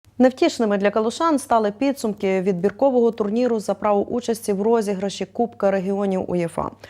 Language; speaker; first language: Ukrainian; native; Ukrainian